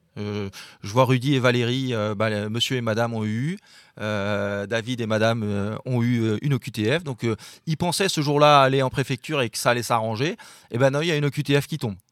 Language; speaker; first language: French; native; French